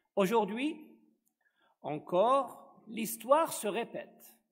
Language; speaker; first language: French; non-native, local second language; Arabic